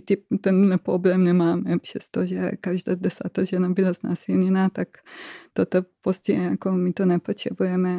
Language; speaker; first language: Czech; non-native, fluent; Hebrew